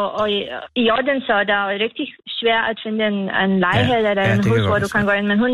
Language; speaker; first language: Danish; non-native, learner; Lithuanian